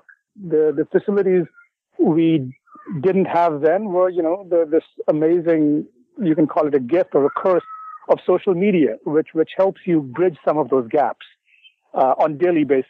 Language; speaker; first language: English; non-native, local second language; Urdu